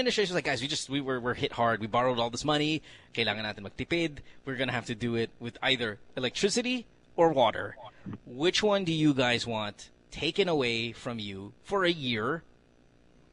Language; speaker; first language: English; non-native, local second language; Filipino